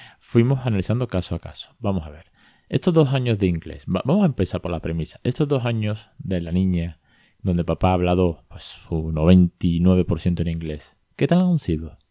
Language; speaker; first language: Spanish; native; Spanish